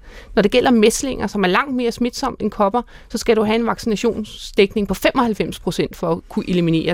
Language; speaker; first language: Danish; native; Danish